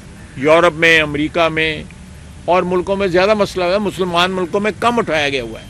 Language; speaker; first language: Urdu; non-native, local second language; Punjabi